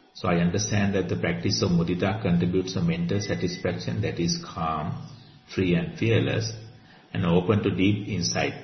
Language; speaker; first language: English; non-native, local second language; Sinhala